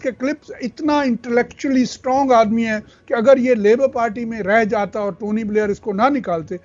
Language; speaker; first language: Urdu; non-native, local second language; Punjabi